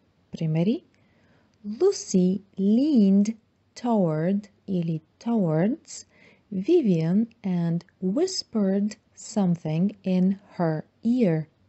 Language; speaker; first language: English; non-native, fluent; Bulgarian